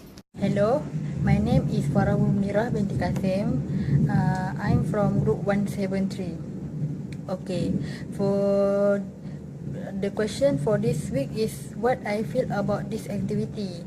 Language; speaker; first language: English; non-native, local second language; Malay